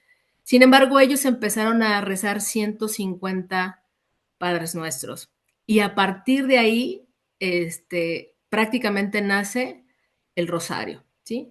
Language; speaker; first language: Spanish; native; Spanish